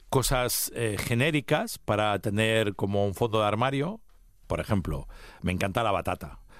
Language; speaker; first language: Spanish; early bilingual, heritage; Spanish